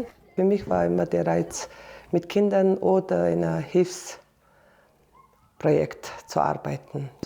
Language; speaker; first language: German; non-native, fluent; Mongolian